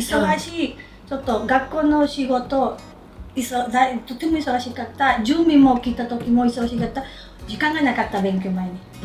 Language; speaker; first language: Japanese; non-native, learner; Spanish